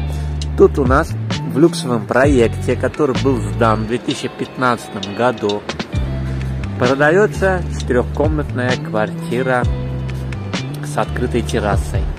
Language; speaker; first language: Russian; non-native, fluent; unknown